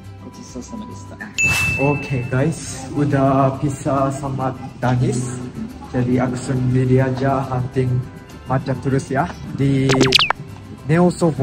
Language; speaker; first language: Indonesian; non-native, fluent; Japanese